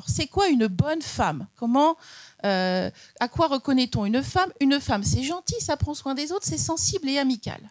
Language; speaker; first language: French; native; French